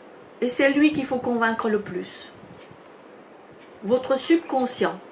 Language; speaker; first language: French; native; French